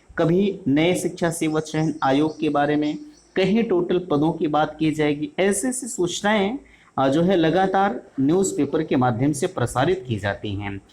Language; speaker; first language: Hindi; native; Hindi